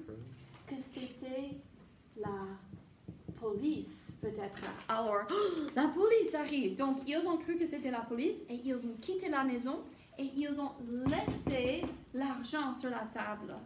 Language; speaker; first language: French; non-native, fluent; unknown